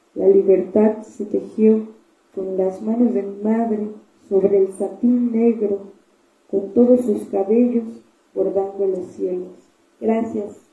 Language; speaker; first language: Spanish; non-native, local second language; Zapotec